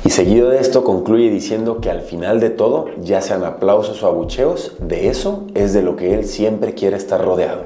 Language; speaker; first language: Spanish; native; Spanish